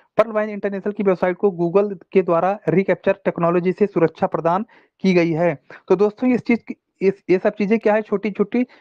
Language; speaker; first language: Hindi; non-native, local second language; Telugu